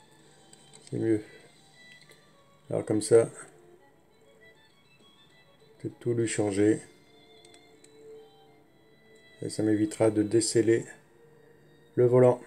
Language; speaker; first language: French; native; French